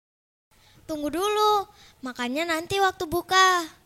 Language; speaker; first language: Indonesian; native; Indonesian